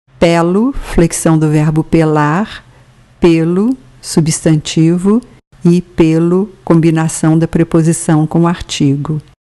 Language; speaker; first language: Portuguese; native; Portuguese